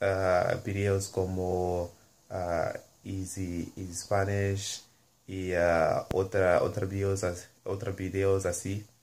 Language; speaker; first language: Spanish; non-native, learner; English